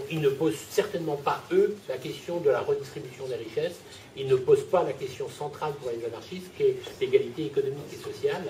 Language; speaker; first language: French; native; French